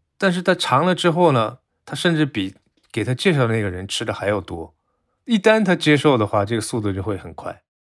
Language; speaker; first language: Chinese; non-native, fluent; Japanese